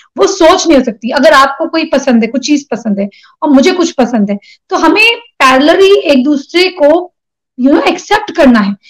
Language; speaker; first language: Hindi; native; Hindi